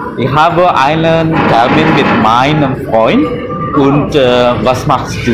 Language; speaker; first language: German; non-native, fluent; Indonesian